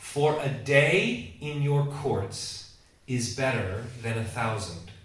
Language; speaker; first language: Czech; non-native, learner; English